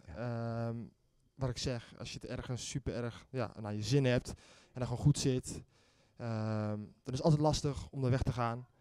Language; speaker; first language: Dutch; native; Dutch